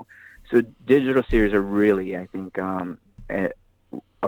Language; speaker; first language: English; native; English